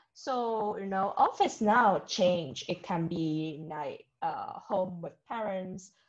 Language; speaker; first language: English; non-native, local second language; Cantonese